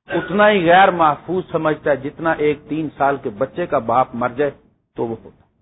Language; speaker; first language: Urdu; non-native, local second language; Punjabi